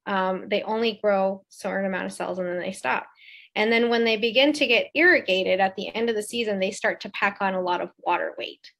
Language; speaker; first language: English; native; English